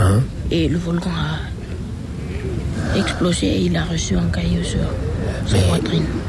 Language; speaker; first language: French; non-native, learner; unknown